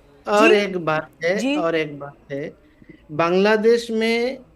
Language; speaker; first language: Hindi; non-native, learner; Bangla